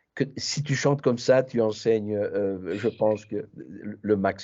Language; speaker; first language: French; non-native, fluent; Italian